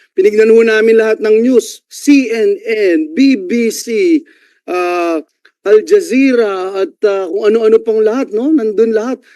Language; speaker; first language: Filipino; native; Filipino